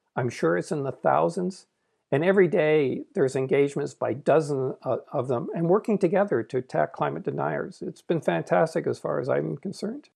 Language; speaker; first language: English; native; English